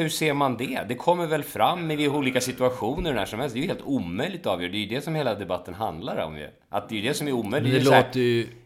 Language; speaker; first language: Swedish; native; Swedish